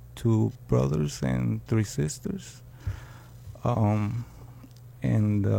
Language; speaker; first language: English; early bilingual, other home language; Spanish